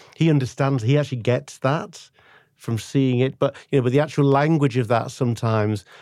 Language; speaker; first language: English; native; English